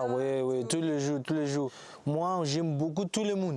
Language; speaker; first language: French; non-native, learner; Portuguese